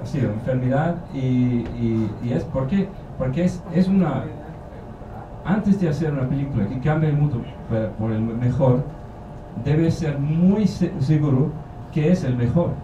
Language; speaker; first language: Spanish; non-native, learner; German